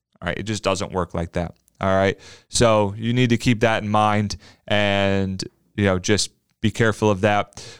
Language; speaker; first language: English; native; English